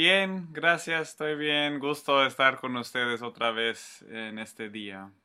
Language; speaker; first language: Spanish; non-native, fluent; English